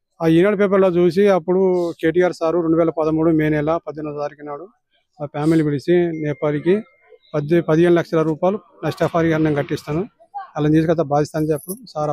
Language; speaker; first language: Telugu; native; Telugu